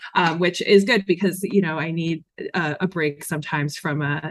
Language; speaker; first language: English; native; English